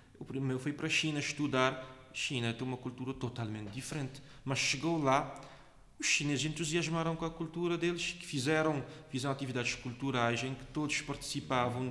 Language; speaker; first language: Portuguese; non-native, local second language; Kabuverdianu